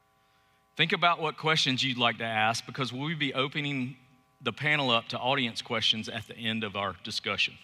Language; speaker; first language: English; native; English